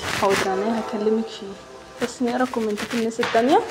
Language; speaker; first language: Arabic; native; Arabic